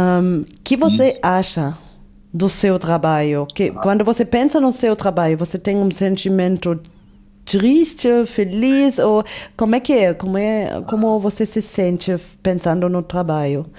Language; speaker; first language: Portuguese; non-native, fluent; German